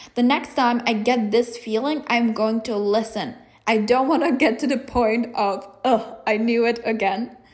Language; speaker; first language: English; non-native, fluent; Czech